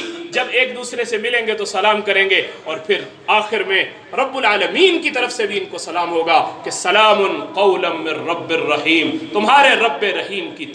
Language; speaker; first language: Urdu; non-native, local second language; Punjabi